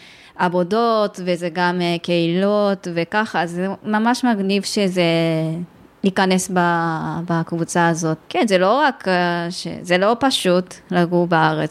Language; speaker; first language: Hebrew; non-native, learner; Japanese